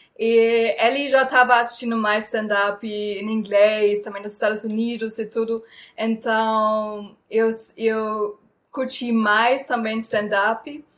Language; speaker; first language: Portuguese; non-native, fluent; German